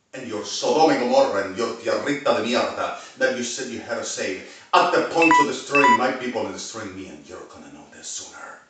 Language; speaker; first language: English; non-native, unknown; Spanish